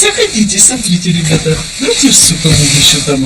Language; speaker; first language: Russian; native; Russian